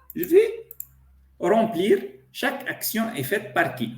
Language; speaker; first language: French; non-native, local second language; Arabic